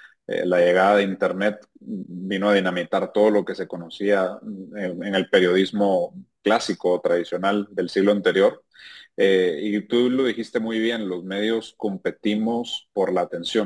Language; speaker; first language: Spanish; native; Spanish